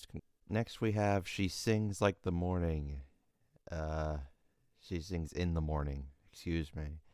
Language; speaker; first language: English; native; English